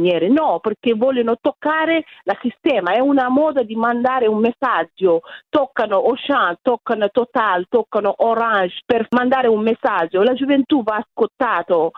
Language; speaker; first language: Italian; non-native, fluent; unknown